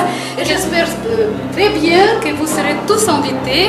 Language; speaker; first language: French; non-native, fluent; Russian